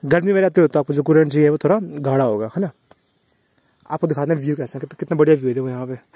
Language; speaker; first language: Hindi; native; Hindi